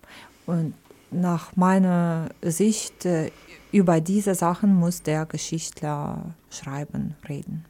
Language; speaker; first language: German; non-native, fluent; Ukrainian